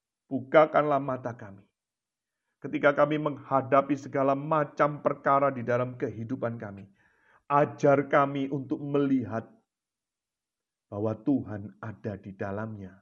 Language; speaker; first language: Indonesian; native; Indonesian